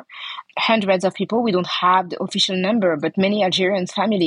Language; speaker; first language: English; non-native, fluent; French